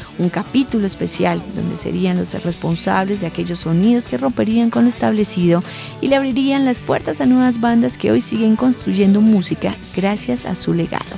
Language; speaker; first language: Spanish; native; Spanish